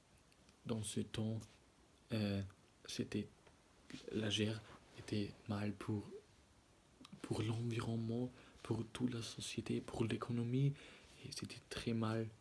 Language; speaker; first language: French; non-native, learner; German